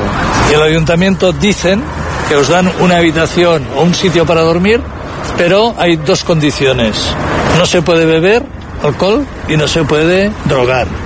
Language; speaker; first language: Spanish; native; Spanish